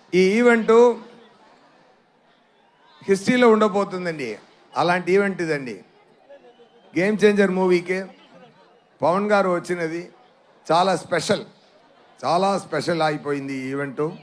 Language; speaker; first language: Telugu; non-native, learner; Tamil